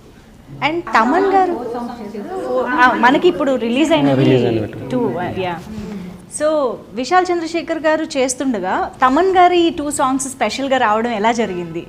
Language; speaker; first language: Telugu; native; Telugu